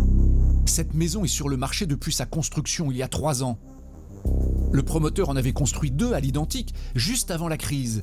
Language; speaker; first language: French; native; French